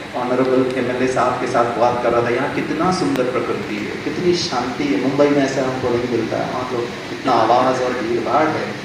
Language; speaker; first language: Hindi; non-native, local second language; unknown